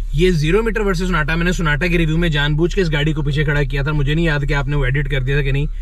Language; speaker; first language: Urdu; non-native, local second language; Punjabi